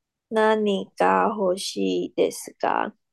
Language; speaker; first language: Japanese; non-native, learner; Chinese